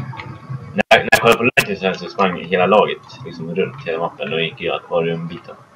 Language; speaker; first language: Swedish; native; Swedish